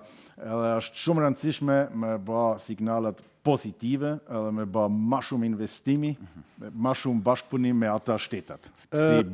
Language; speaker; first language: Albanian; non-native, fluent; German